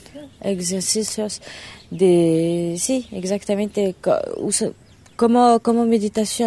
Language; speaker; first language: Spanish; non-native, learner; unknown